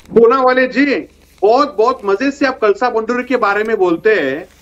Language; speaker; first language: Hindi; non-native, local second language; Kannada